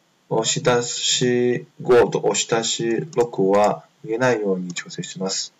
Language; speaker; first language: Japanese; non-native, fluent; Chinese